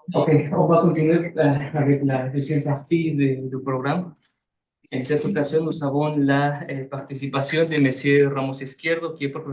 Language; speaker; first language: French; non-native, fluent; Spanish